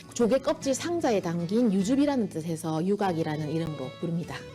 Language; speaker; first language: Korean; native; Korean